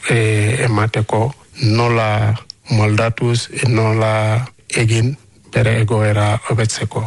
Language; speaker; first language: Basque; non-native, learner; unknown